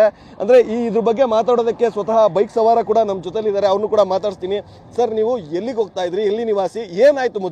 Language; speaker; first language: Kannada; native; Kannada